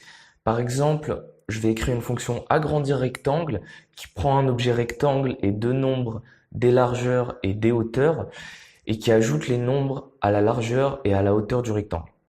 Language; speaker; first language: French; native; French